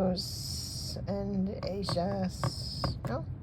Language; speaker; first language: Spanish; non-native, fluent; English